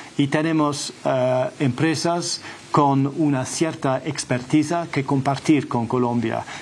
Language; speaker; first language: Spanish; non-native, fluent; English